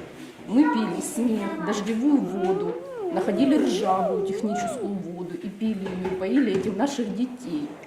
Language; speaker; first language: Russian; native; Russian